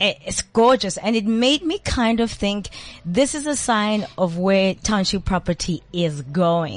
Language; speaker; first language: English; non-native, local second language; Zulu